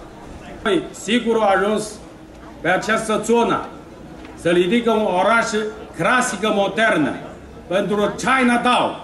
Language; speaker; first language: Romanian; non-native, learner; Chinese